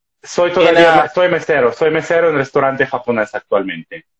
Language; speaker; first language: Spanish; non-native, fluent; Russian